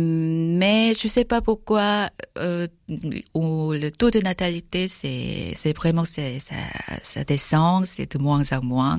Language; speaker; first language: French; non-native, learner; Korean